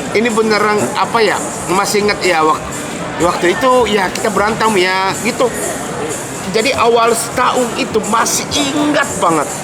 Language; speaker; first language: Indonesian; non-native, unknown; Japanese